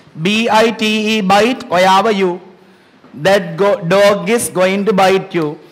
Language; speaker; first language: English; non-native, local second language; Sinhala